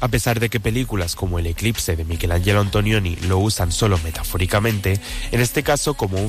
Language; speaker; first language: Spanish; native; Spanish